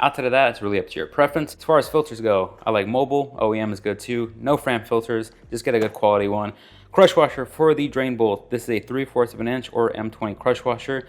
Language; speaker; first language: English; native; English